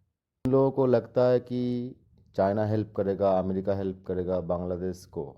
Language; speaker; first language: Hindi; non-native, local second language; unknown